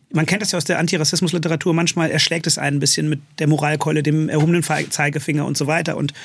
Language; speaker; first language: German; native; German